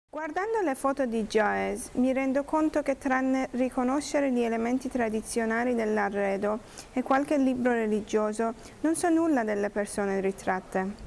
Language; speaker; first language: Italian; non-native, fluent; Persian